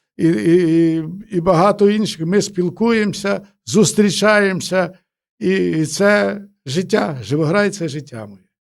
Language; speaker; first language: Ukrainian; native; Ukrainian